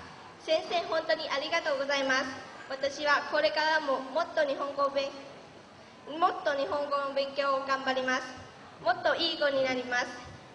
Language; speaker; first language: Japanese; early bilingual, other home language; Lao